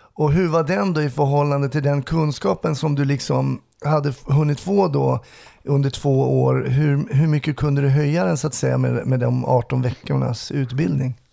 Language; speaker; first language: Swedish; native; Swedish